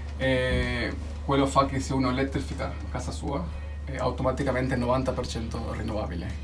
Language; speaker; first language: Italian; early bilingual, heritage; Spanish